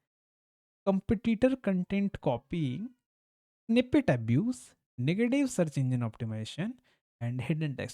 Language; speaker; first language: English; non-native, local second language; Hindi